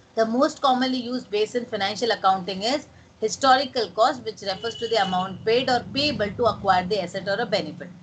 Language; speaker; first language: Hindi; non-native, local second language; Bangla